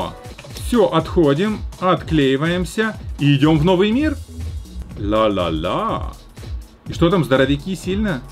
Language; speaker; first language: Russian; native; Russian